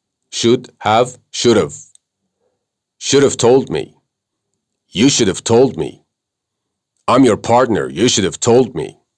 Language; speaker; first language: English; non-native, fluent; Persian